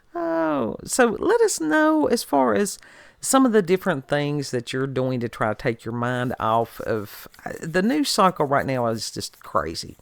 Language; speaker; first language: English; native; English